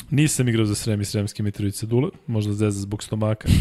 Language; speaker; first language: Serbian; native; Serbian